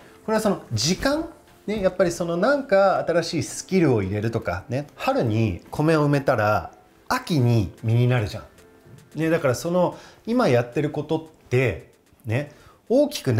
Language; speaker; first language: Japanese; non-native, fluent; English